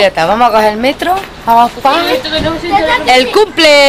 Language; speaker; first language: Spanish; native; Spanish